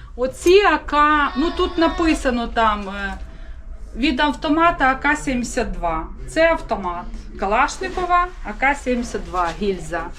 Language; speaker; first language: Ukrainian; native; Ukrainian